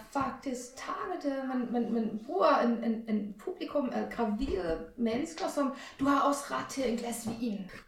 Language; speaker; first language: Danish; non-native, fluent; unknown